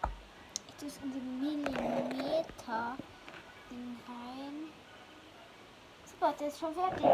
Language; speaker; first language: German; early bilingual, heritage; German